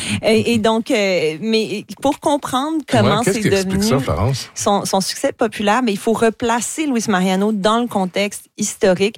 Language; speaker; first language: French; native; French